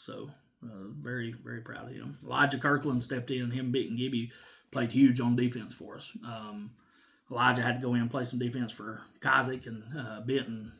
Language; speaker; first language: English; native; English